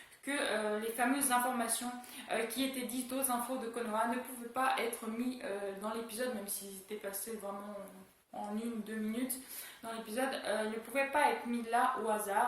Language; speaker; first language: French; native; French